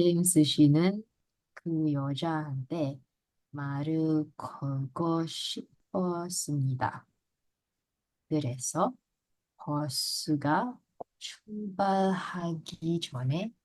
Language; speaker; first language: Korean; non-native, learner; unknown